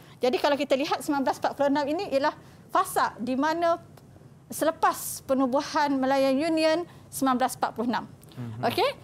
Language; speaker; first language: Malay; native; Malay